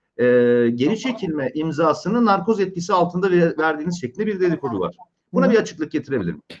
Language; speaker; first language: Turkish; native; Turkish